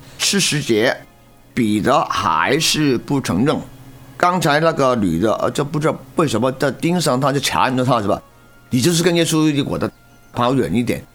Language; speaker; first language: Chinese; non-native, local second language; Cantonese